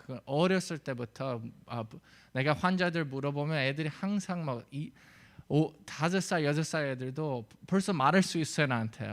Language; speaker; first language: Korean; early bilingual, heritage; English